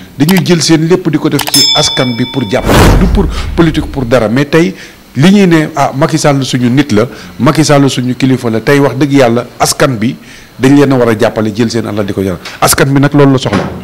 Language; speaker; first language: Wolof; non-native, local second language; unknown